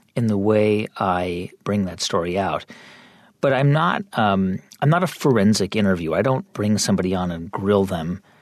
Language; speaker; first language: English; native; English